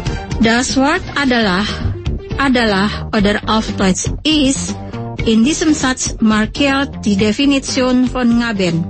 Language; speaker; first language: German; non-native, fluent; Indonesian